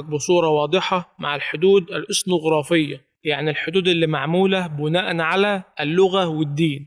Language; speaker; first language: Arabic; native; Arabic